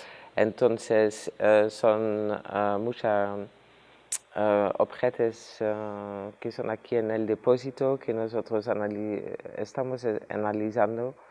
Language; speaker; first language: Spanish; non-native, fluent; Dutch